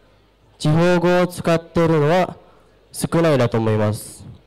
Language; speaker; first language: Japanese; non-native, learner; Sundanese